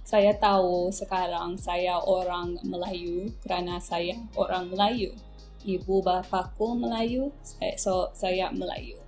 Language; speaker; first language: Malay; non-native, local second language; English